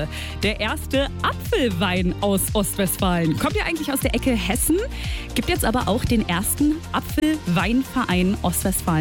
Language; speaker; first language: German; native; German